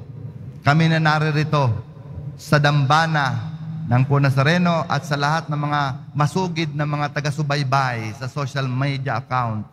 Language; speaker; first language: Filipino; native; Filipino